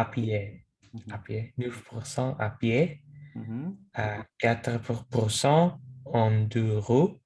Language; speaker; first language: French; non-native, learner; Indonesian